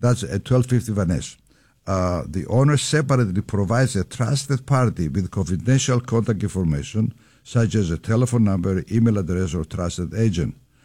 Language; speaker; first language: English; non-native, fluent; Greek